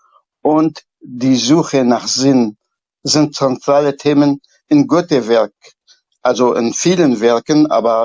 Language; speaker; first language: German; non-native, fluent; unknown